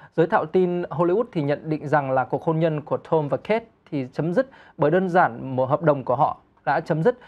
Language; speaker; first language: Vietnamese; native; Vietnamese